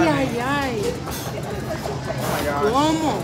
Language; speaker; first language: Spanish; non-native, fluent; English